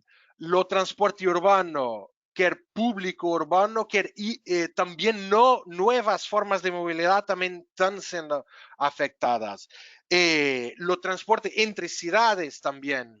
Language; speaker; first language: Spanish; non-native, fluent; Portuguese